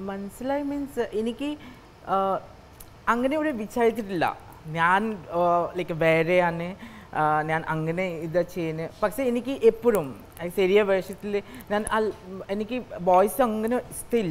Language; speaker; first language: Malayalam; non-native, local second language; Assamese